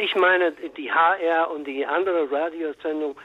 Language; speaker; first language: German; non-native, fluent; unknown